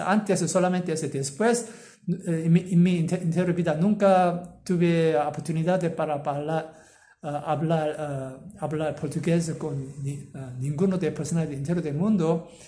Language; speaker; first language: Spanish; non-native, learner; Korean